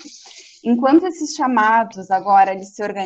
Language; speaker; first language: Portuguese; native; Portuguese